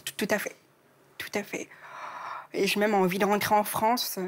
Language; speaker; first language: French; native; French